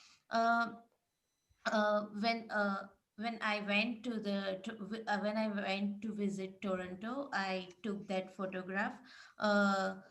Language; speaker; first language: English; non-native, learner; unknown